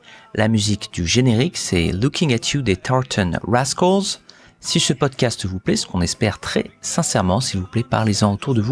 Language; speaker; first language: French; native; French